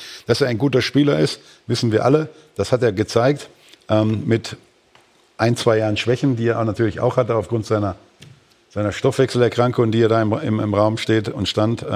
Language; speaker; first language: German; native; German